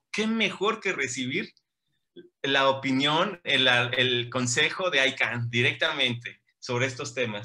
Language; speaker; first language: Spanish; native; Spanish